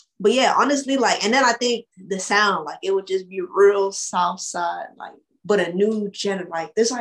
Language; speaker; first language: English; native; English